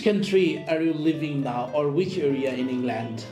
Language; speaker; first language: English; non-native, learner; Bangla